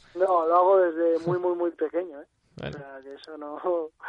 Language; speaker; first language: Spanish; native; Spanish